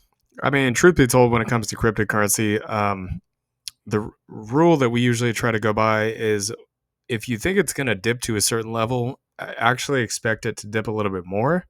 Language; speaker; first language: English; native; English